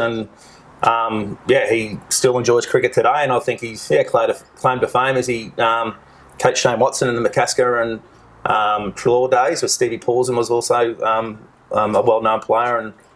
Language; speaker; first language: English; native; English